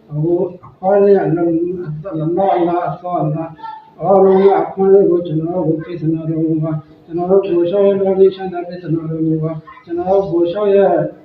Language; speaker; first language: Burmese; non-native, local second language; Rohingya